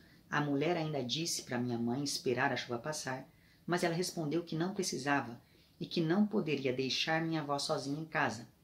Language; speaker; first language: Portuguese; native; Portuguese